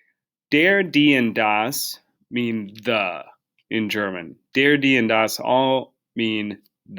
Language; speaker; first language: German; non-native, fluent; English